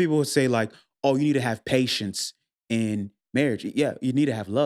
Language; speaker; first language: English; native; English